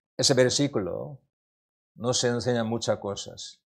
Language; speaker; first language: Spanish; non-native, learner; Korean